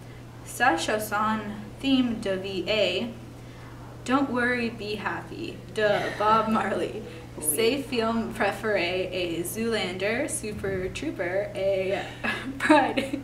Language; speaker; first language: French; non-native, learner; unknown